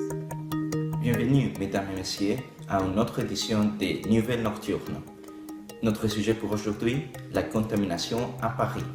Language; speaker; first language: French; non-native, learner; English